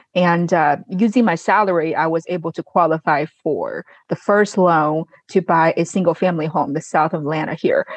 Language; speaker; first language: English; non-native, fluent; Chinese